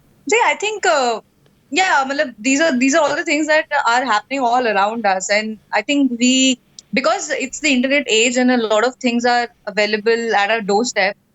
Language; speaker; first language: English; non-native, local second language; Hindi